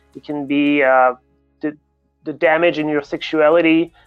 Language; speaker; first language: English; non-native, fluent; French